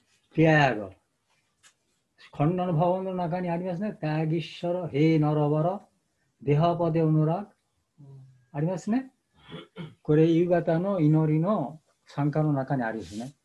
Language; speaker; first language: Japanese; non-native, fluent; Bangla